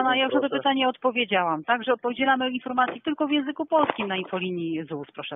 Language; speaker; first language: Polish; native; Polish